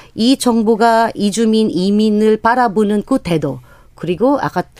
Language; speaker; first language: Korean; non-native, fluent; Filipino